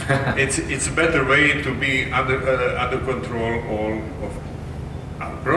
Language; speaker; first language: English; non-native, learner; Serbian